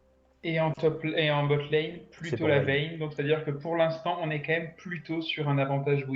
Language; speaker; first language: French; native; French